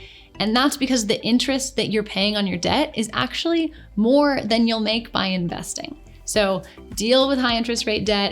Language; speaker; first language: English; native; English